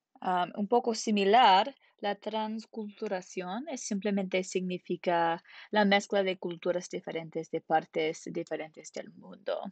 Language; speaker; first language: Spanish; non-native, learner; English